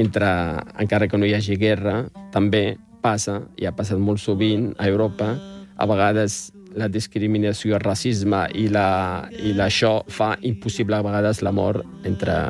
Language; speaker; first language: Catalan; non-native, fluent; Riffian